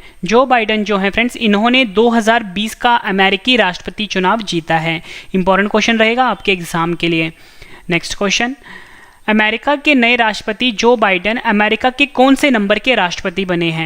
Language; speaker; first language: Hindi; native; Hindi